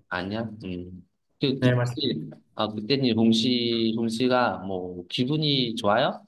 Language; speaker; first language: Korean; non-native, fluent; Vietnamese